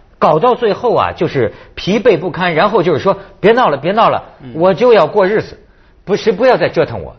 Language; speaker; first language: Chinese; native; Chinese